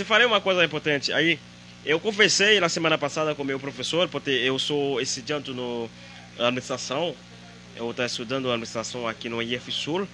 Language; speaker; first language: Portuguese; non-native, learner; Haitian Creole